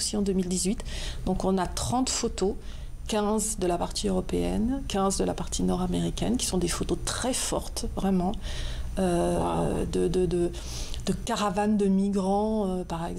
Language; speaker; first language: French; native; French